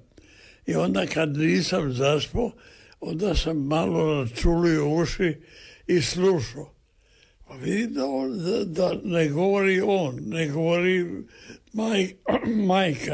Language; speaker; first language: Serbian; native; Serbian